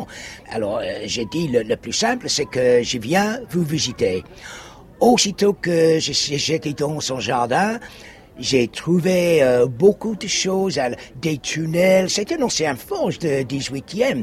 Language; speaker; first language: French; non-native, fluent; English